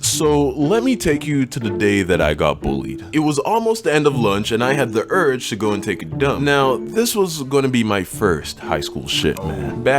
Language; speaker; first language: English; native; English